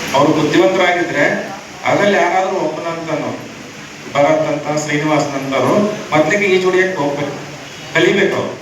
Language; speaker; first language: Kannada; native; Kannada